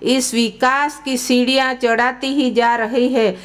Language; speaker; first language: Hindi; non-native, local second language; Gujarati